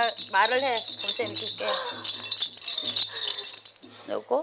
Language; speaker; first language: Korean; native; Korean